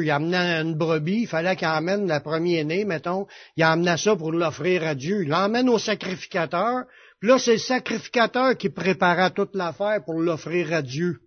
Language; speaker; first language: French; native; French